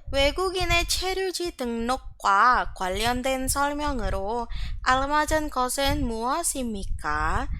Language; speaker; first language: Korean; non-native, fluent; Indonesian